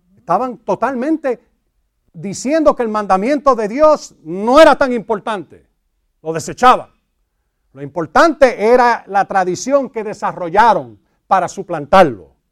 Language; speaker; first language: Spanish; early bilingual, heritage; Spanish